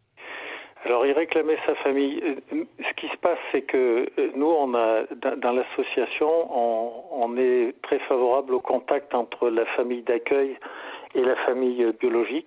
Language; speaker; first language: French; native; French